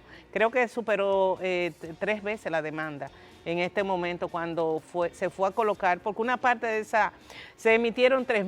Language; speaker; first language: Spanish; native; Spanish